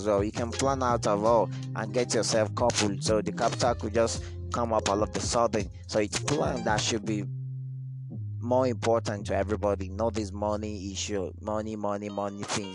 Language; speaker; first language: English; non-native, local second language; Yoruba